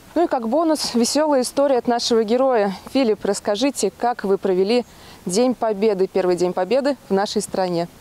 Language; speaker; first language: Russian; native; Russian